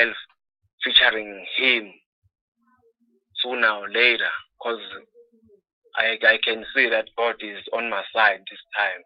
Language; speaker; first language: English; non-native, local second language; Swati